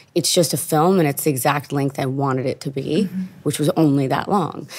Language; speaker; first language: English; non-native, fluent; Italian